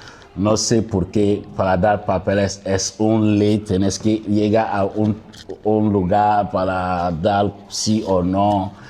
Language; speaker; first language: Spanish; non-native, learner; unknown